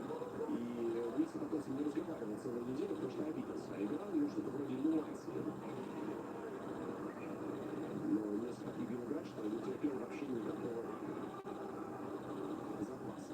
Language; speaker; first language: Russian; native; Russian